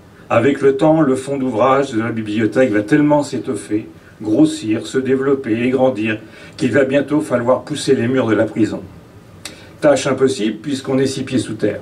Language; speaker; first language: French; native; French